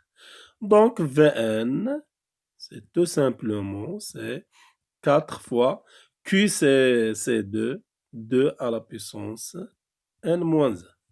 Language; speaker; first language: French; non-native, local second language; Arabic